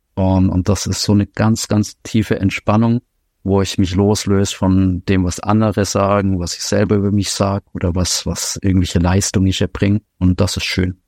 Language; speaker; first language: German; native; German